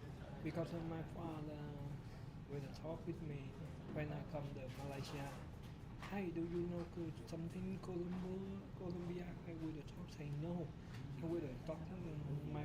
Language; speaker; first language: English; non-native, learner; Vietnamese